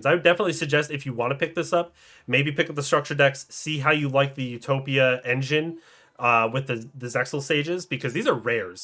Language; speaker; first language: English; native; English